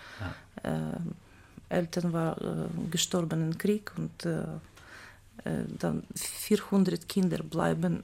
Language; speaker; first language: German; non-native, learner; Ukrainian